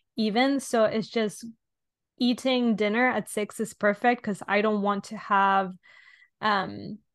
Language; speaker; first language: English; non-native, fluent; Italian